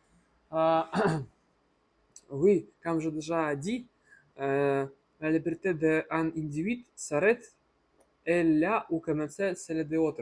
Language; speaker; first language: French; non-native, learner; Russian